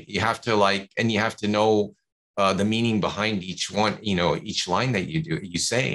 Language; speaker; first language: English; native; English